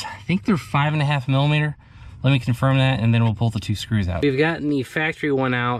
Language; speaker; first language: English; native; English